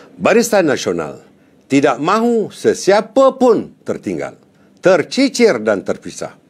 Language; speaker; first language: Malay; native; Malay